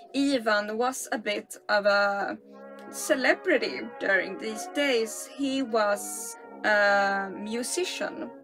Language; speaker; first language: English; non-native, fluent; Swedish